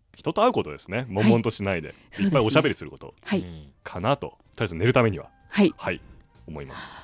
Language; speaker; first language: Japanese; native; Japanese